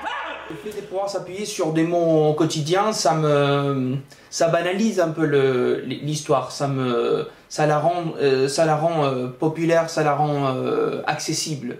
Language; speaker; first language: French; non-native, fluent; Spanish